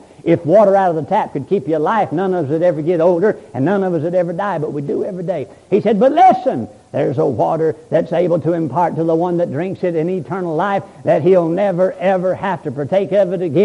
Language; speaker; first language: English; native; English